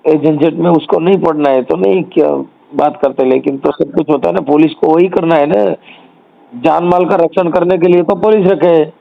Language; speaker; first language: Hindi; non-native, local second language; Gujarati